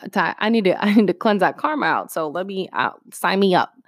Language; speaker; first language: English; early bilingual, other home language; Spanish